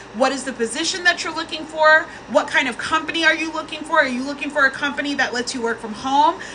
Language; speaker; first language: English; native; English